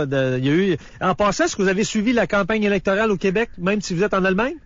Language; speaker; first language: French; native; French